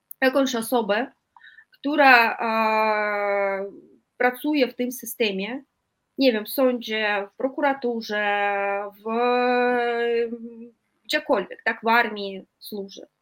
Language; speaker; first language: Polish; non-native, fluent; Russian